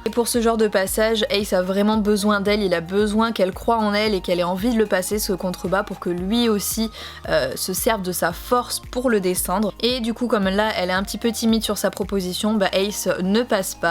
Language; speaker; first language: French; native; French